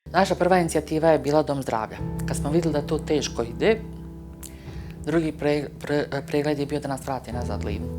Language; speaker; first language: Bosnian; native; Bosnian